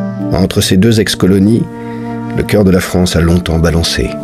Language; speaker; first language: French; native; French